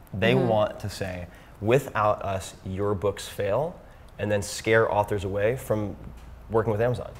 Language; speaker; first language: English; native; English